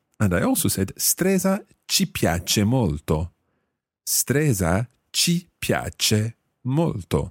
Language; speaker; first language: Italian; non-native, fluent; English